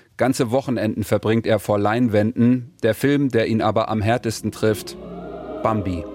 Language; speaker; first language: German; native; German